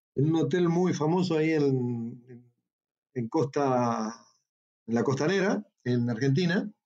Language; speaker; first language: Spanish; native; Spanish